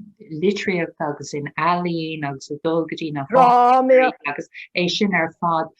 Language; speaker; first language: Irish; non-native, local second language; English